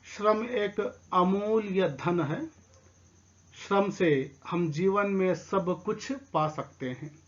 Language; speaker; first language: Hindi; non-native, local second language; Telugu